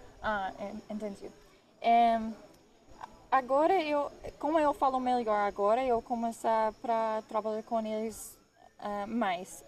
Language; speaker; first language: Portuguese; non-native, learner; English